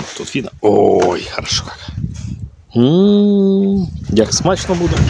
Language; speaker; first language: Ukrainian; non-native, local second language; Russian